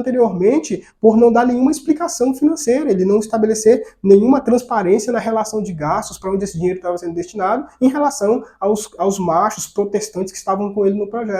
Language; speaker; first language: Portuguese; native; Portuguese